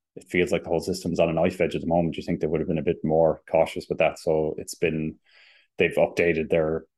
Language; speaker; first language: English; native; English